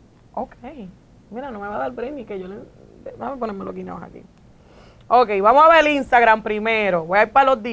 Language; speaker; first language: Spanish; native; Spanish